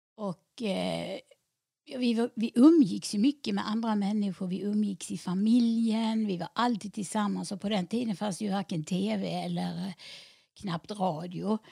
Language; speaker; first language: Swedish; native; Swedish